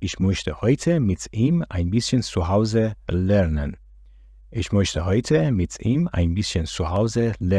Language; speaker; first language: German; non-native, fluent; Persian